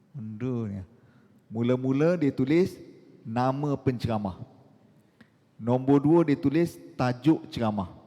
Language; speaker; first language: Malay; native; Malay